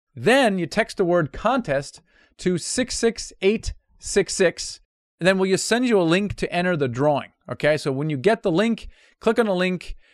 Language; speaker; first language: English; non-native, fluent; German